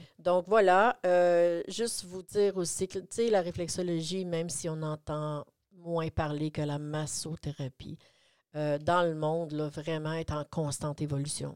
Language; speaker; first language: French; native; French